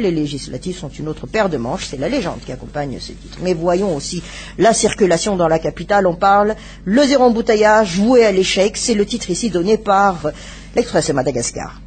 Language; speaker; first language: French; non-native, local second language; Malagasy